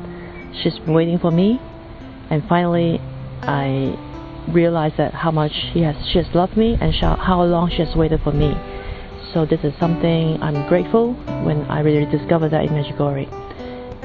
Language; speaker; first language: English; non-native, local second language; Cantonese